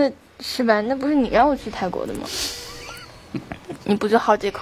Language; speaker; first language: Chinese; native; Chinese